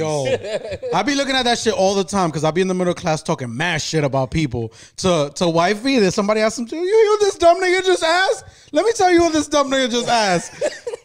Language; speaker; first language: English; early bilingual, other home language; Spanish